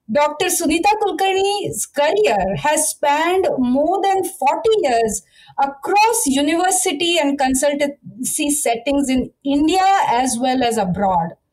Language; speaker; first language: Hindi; non-native, local second language; Marathi